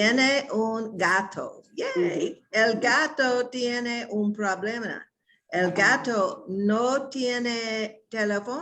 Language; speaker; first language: Spanish; non-native, learner; English